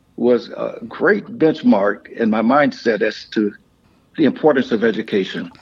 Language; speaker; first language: English; native; English